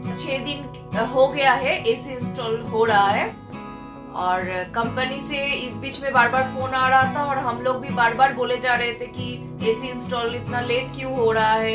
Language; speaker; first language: Hindi; non-native, local second language; Bangla